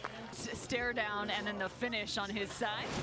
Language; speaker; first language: English; native; English